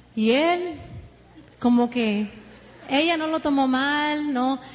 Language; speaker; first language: Spanish; early bilingual, heritage; Spanish